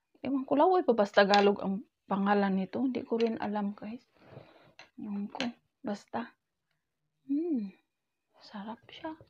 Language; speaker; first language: Filipino; non-native, local second language; Cebuano